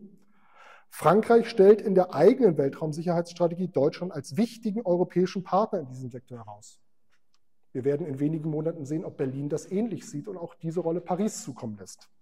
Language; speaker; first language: German; native; German